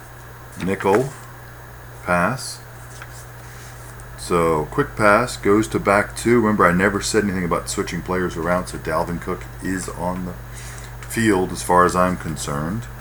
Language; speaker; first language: English; native; English